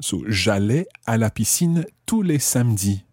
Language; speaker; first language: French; non-native, fluent; English